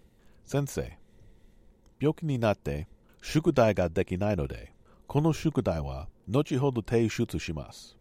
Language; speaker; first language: Japanese; non-native, learner; English